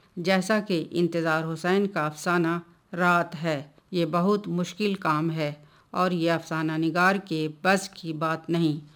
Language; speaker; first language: Urdu; native; Urdu